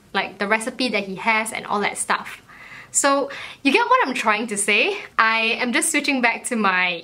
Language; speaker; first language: English; native; English